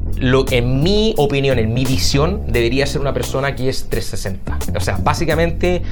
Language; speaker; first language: Spanish; native; Spanish